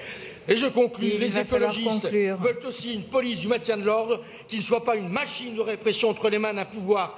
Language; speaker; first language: French; native; French